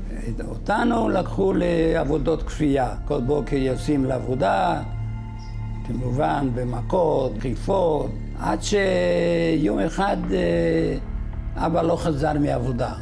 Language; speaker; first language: Hebrew; non-native, fluent; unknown